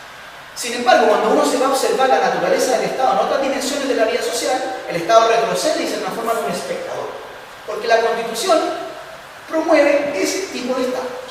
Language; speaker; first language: Spanish; native; Spanish